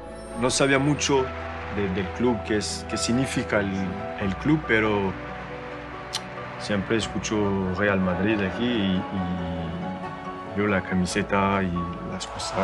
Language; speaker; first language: Spanish; non-native, learner; French